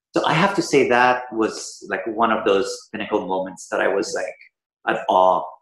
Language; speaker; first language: English; early bilingual, other home language; Persian